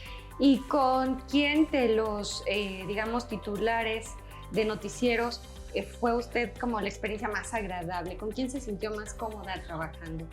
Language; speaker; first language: Spanish; native; Spanish